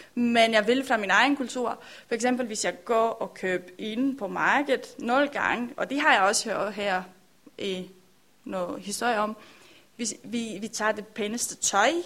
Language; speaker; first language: Danish; non-native, learner; Romanian